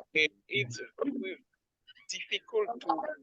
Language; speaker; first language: English; non-native, learner; Haitian Creole